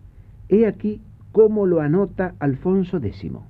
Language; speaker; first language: Spanish; native; Spanish